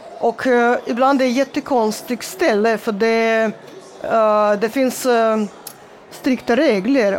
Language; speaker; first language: Swedish; non-native, fluent; Russian